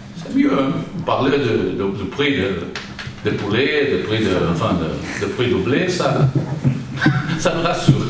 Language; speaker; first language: French; non-native, learner; Portuguese